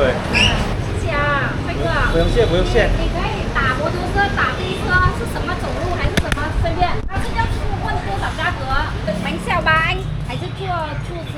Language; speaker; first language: Chinese; non-native, learner; Vietnamese